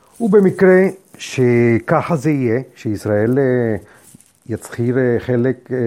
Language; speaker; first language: Hebrew; non-native, fluent; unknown